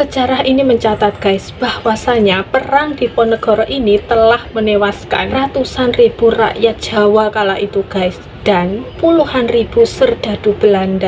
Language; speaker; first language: Indonesian; native; Indonesian